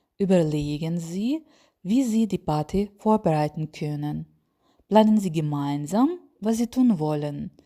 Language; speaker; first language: German; non-native, fluent; Ukrainian